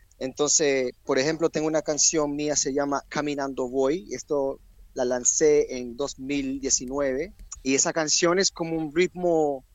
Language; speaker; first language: Spanish; early bilingual, heritage; English